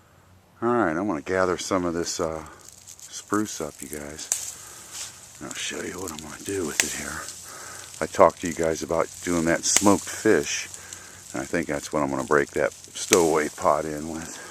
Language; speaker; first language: English; native; English